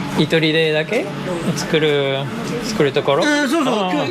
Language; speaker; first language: Japanese; native; Japanese